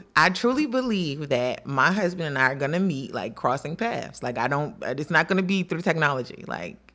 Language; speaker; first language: English; native; English